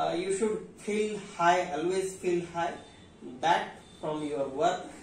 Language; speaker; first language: English; non-native, local second language; Marathi